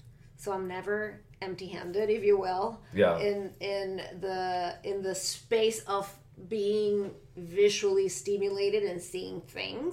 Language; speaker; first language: English; non-native, fluent; Spanish